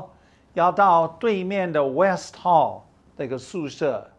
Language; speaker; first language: Chinese; non-native, fluent; English